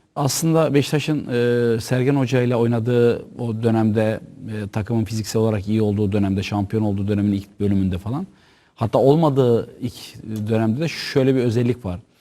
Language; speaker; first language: Turkish; native; Turkish